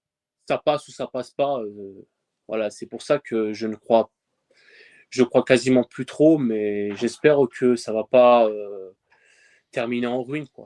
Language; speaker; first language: French; early bilingual, other home language; Persian